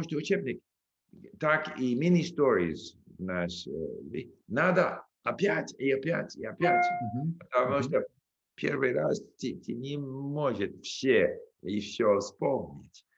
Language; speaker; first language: Russian; non-native, learner; English